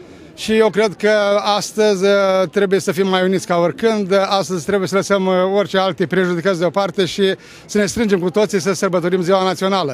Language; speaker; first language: Romanian; native; Romanian